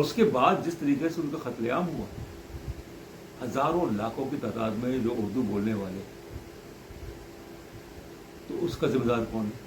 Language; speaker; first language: Urdu; native; Urdu